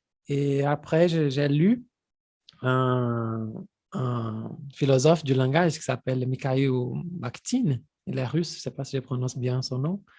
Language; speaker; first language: French; non-native, fluent; Portuguese